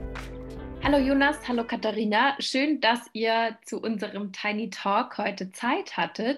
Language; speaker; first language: German; native; German